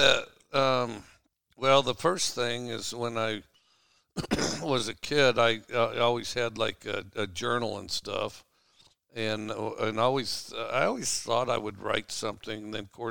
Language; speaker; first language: English; native; English